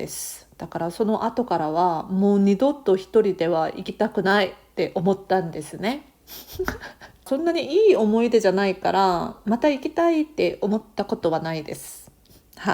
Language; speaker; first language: Japanese; non-native, fluent; Korean